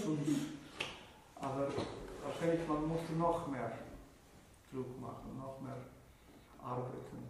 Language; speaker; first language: German; non-native, fluent; Russian